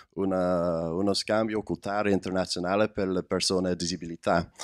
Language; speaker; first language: Italian; non-native, learner; English